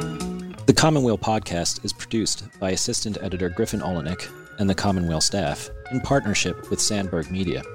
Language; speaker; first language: English; native; English